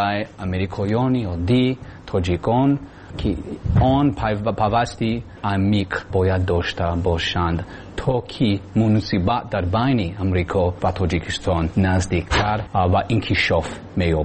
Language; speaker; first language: Persian; non-native, learner; English